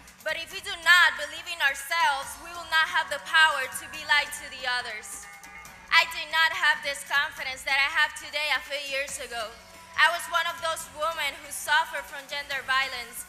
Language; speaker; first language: English; non-native, local second language; Spanish